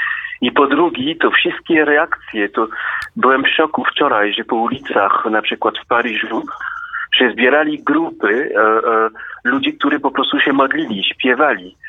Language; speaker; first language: Polish; non-native, fluent; French